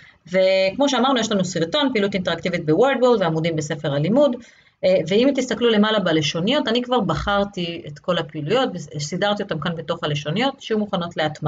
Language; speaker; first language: Hebrew; native; Hebrew